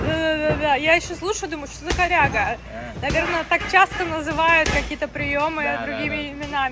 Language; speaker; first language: Russian; native; Russian